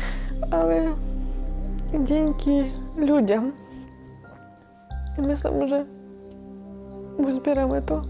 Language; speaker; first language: Polish; non-native, learner; Ukrainian